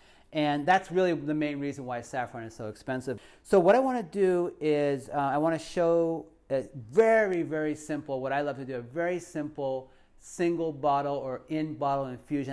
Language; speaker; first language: English; native; English